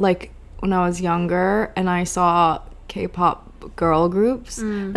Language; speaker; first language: English; native; English